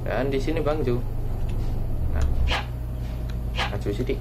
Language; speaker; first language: Indonesian; native; Indonesian